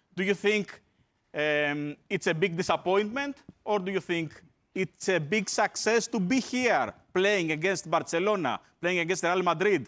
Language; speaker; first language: English; non-native, fluent; Greek